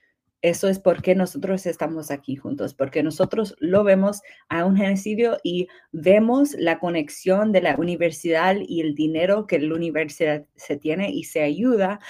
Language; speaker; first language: Spanish; early bilingual, heritage; English